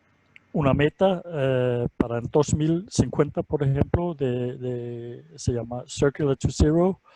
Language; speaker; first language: Spanish; non-native, fluent; Danish